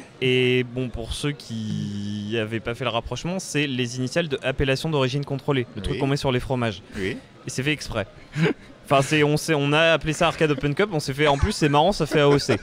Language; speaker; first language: French; native; French